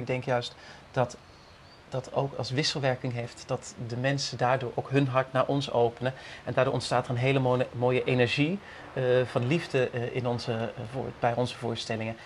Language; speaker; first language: Dutch; native; Dutch